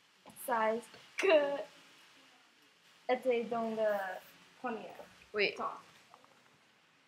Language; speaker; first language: French; non-native, learner; English